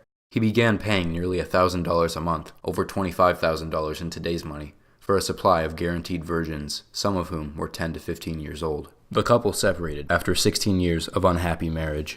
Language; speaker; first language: English; native; English